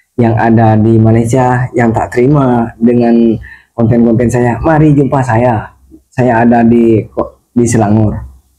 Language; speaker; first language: Indonesian; native; Indonesian